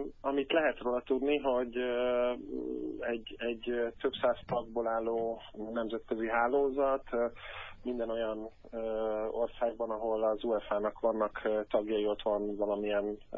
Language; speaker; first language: Hungarian; native; Hungarian